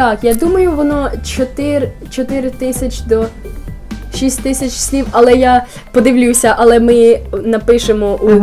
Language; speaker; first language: Ukrainian; early bilingual, heritage; Ukrainian